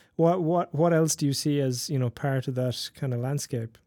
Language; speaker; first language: English; native; English